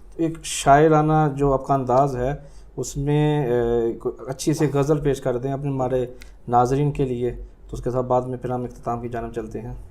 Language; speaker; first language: Urdu; non-native, local second language; Punjabi